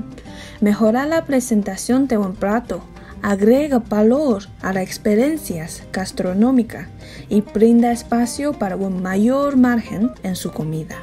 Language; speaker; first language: Spanish; non-native, fluent; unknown